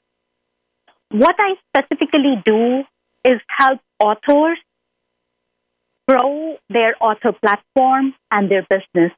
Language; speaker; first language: English; non-native, local second language; Hindi